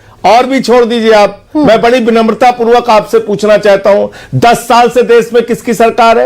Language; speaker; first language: Hindi; native; Hindi